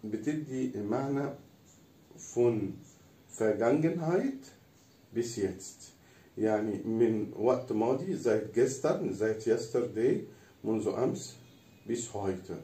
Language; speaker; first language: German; non-native, fluent; Arabic